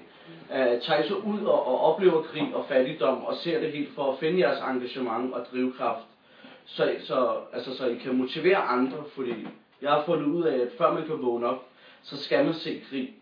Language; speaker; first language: Danish; native; Danish